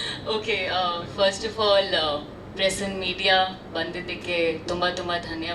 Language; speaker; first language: Kannada; non-native, learner; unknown